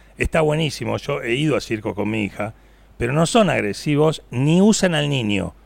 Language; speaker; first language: Spanish; native; Spanish